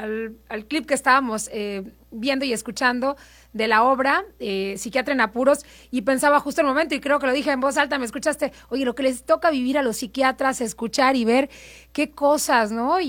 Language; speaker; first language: Spanish; native; Spanish